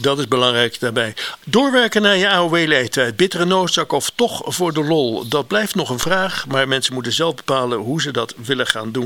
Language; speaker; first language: Dutch; native; Dutch